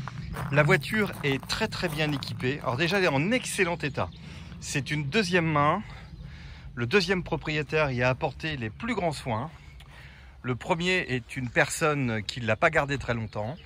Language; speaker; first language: French; native; French